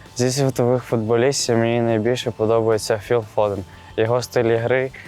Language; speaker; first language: Ukrainian; native; Ukrainian